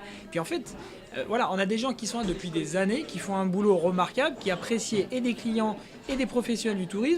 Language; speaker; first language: French; native; French